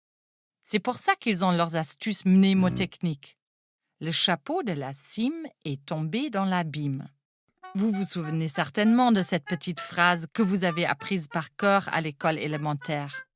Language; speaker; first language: French; non-native, fluent; German